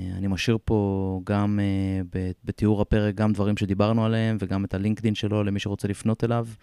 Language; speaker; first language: Hebrew; native; Hebrew